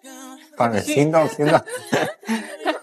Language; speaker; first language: Chinese; non-native, fluent; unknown